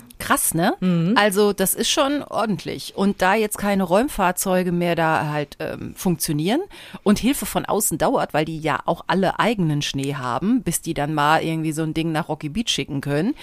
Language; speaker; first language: German; native; German